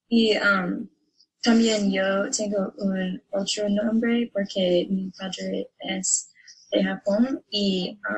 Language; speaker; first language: Spanish; non-native, learner; English